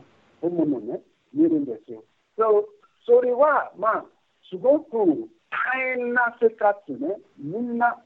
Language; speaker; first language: Japanese; non-native, fluent; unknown